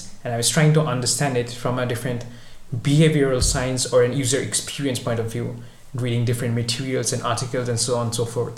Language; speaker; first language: English; non-native, local second language; Bangla